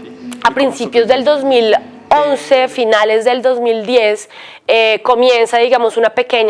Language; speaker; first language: Spanish; native; Spanish